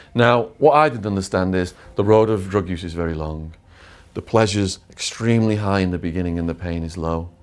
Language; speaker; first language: English; native; English